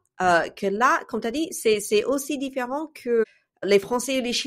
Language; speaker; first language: French; non-native, fluent; English